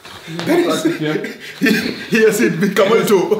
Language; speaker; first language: German; native; German